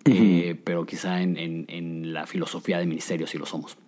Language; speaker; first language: Spanish; native; Spanish